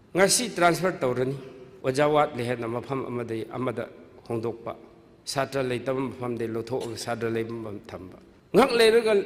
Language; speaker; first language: Manipuri; non-native, local second language; Tangkhul Naga (India)